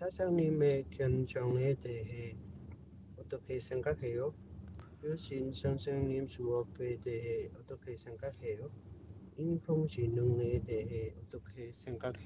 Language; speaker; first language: Korean; non-native, learner; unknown